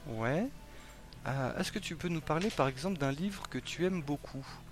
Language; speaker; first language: French; native; French